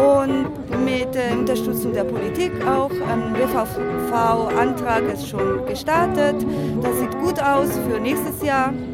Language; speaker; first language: German; non-native, fluent; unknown